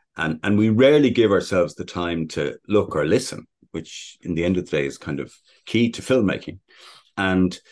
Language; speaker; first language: English; native; English